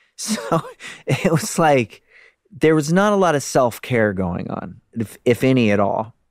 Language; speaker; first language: English; native; English